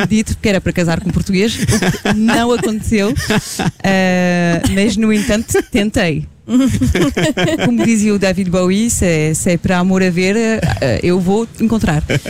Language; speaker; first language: Portuguese; non-native, fluent; French